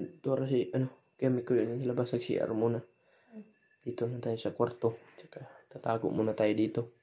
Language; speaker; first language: Filipino; non-native, local second language; Cebuano